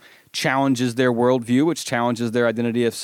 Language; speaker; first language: English; native; English